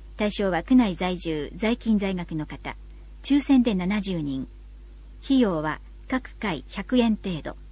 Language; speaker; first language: Japanese; native; Japanese